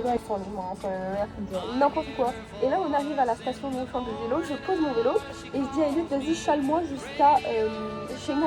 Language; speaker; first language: French; native; French